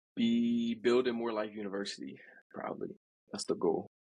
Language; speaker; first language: English; early bilingual, other home language; Haitian Creole